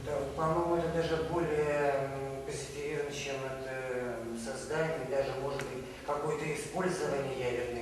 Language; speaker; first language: Russian; native; Russian